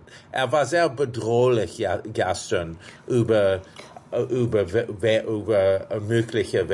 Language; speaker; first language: German; non-native, fluent; English